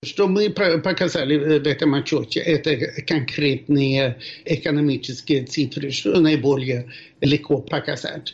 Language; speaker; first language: Russian; non-native, fluent; Swedish